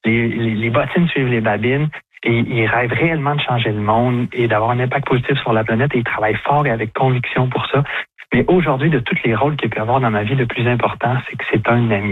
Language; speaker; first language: French; native; French